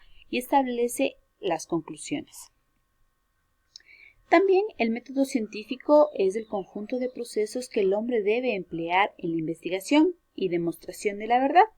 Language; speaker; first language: Spanish; native; Spanish